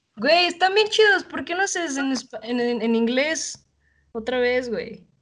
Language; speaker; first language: Spanish; native; Spanish